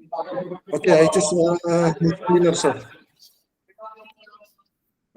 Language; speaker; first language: English; non-native, learner; Indonesian